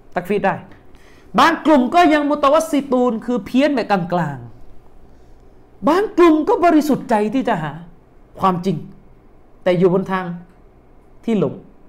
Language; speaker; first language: Thai; native; Thai